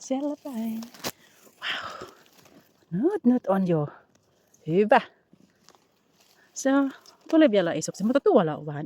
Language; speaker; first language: Finnish; non-native, learner; Bikol